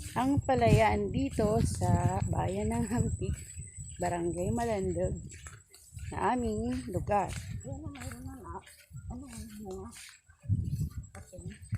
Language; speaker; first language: Filipino; non-native, local second language; Kinaray-a